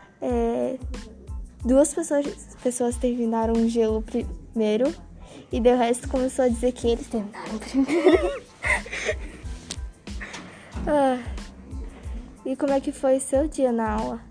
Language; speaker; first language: Portuguese; early bilingual, heritage; Portuguese